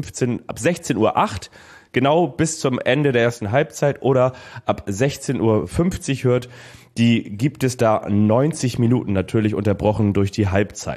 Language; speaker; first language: German; native; German